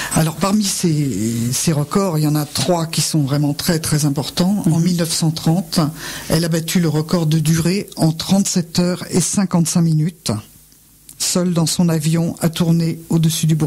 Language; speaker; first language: French; native; French